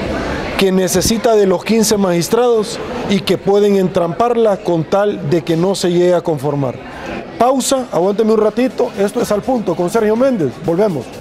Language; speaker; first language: Spanish; native; Spanish